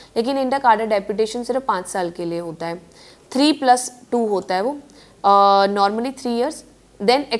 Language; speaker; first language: Hindi; native; Hindi